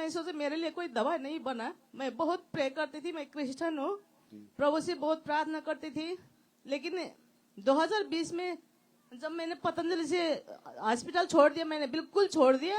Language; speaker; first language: Hindi; non-native, local second language; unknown